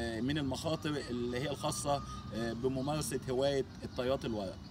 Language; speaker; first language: Arabic; native; Arabic